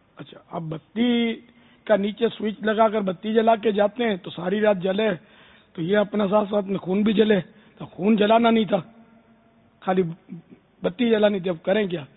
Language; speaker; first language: Urdu; non-native, local second language; Memoni